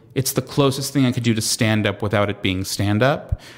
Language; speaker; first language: English; native; English